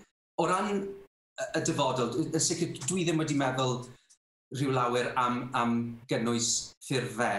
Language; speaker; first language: Welsh; native; Welsh